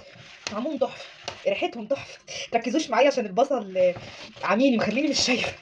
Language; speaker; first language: Arabic; native; Arabic